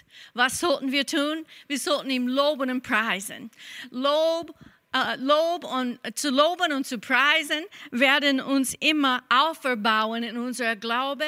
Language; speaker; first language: German; non-native, fluent; English